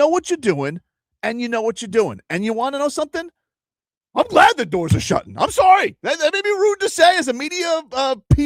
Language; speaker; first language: English; native; English